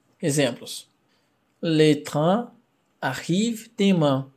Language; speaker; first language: French; non-native, fluent; Portuguese